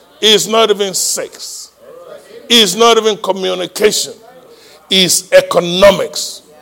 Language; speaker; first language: English; non-native, local second language; Yoruba